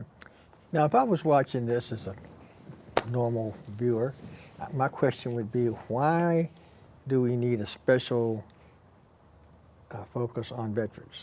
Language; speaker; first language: English; native; English